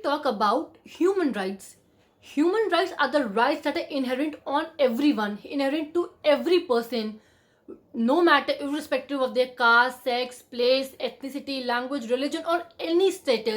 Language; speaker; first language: English; non-native, local second language; Hindi